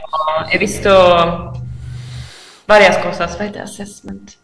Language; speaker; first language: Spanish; non-native, learner; Swedish